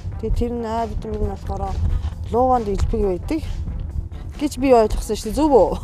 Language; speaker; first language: Mongolian; non-native, fluent; Japanese